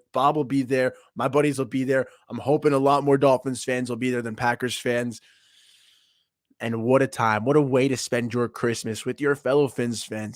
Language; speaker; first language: English; native; English